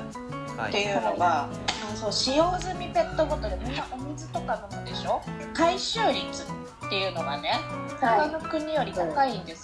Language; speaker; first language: Japanese; native; Japanese